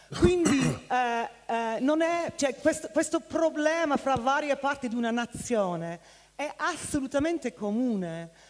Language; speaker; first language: Italian; non-native, fluent; English